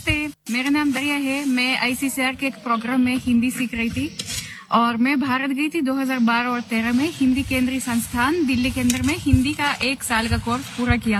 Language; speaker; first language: Hindi; non-native, fluent; Russian